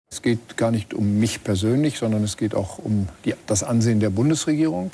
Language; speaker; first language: German; native; German